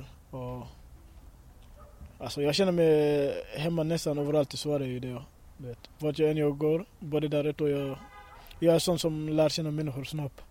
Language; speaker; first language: Swedish; early bilingual, other home language; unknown